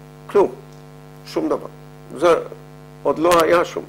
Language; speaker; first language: Hebrew; non-native, fluent; Dutch